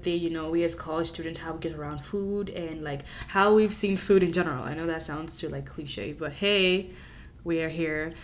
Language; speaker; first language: English; non-native, local second language; Yoruba